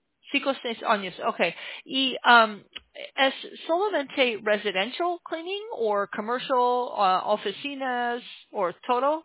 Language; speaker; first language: Spanish; non-native, learner; English